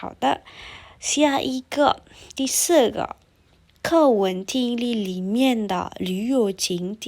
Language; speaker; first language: Chinese; non-native, fluent; Indonesian